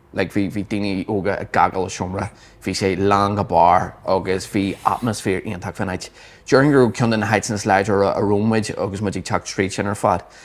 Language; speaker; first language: Irish; non-native, local second language; English